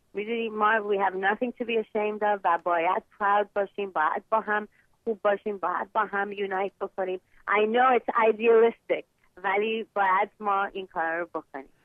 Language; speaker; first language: English; early bilingual, other home language; Persian